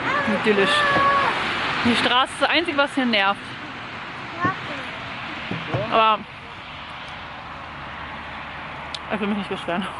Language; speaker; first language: German; native; German